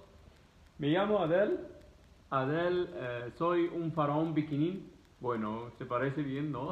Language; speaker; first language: Spanish; non-native, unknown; Arabic